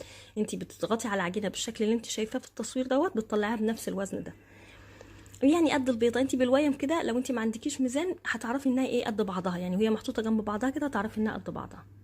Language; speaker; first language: Arabic; native; Arabic